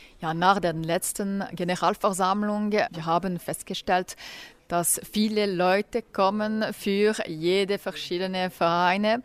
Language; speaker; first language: German; non-native, local second language; French